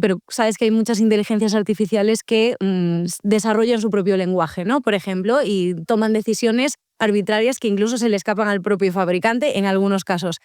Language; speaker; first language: Spanish; native; Spanish